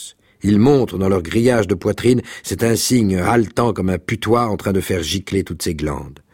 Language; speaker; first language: French; native; French